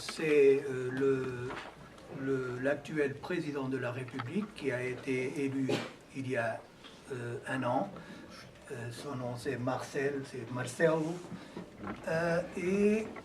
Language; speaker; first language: French; non-native, fluent; Portuguese